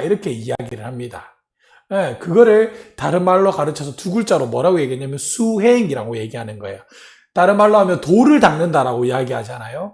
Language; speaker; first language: Korean; native; Korean